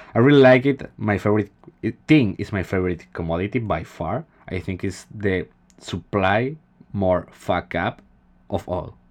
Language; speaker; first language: English; non-native, fluent; Spanish